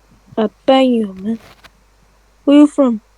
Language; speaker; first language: English; non-native, learner; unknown